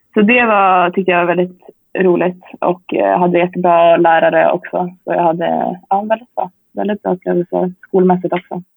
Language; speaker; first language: Swedish; native; Swedish